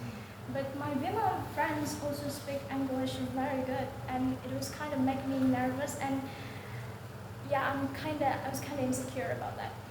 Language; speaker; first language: English; non-native, learner; Indonesian